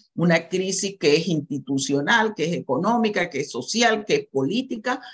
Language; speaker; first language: Spanish; native; Spanish